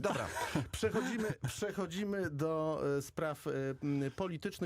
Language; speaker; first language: Polish; native; Polish